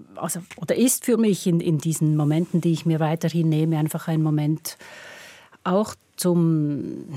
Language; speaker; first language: German; native; German